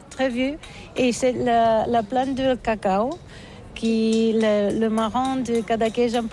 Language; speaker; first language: French; non-native, learner; Catalan